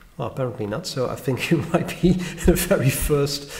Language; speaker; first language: English; non-native, fluent; Dutch